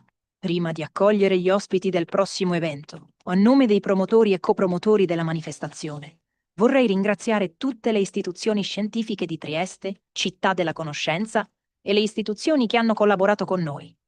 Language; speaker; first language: Italian; native; Italian